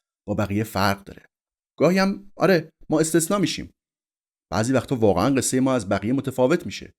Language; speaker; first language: Persian; native; Persian